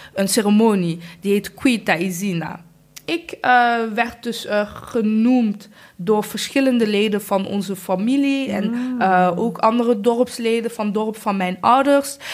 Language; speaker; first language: Dutch; early bilingual, other home language; Kinyarwanda